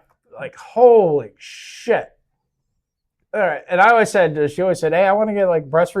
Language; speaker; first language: English; native; English